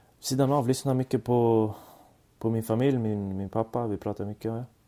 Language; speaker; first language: Swedish; early bilingual, other home language; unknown